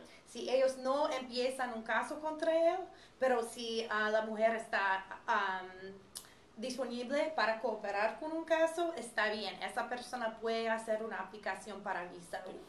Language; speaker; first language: Spanish; non-native, fluent; English